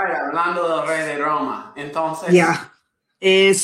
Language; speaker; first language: Spanish; non-native, fluent; English